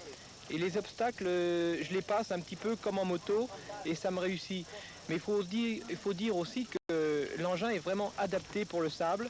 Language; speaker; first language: French; native; French